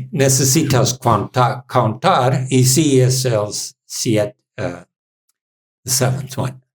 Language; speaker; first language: Spanish; non-native, learner; English